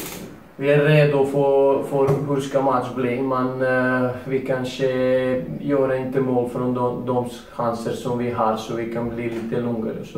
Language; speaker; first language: Swedish; non-native, learner; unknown